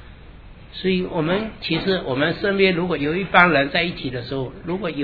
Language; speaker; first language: Chinese; native; Chinese